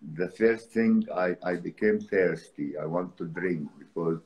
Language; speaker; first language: English; non-native, fluent; Arabic